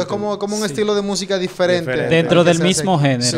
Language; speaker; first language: Spanish; native; Spanish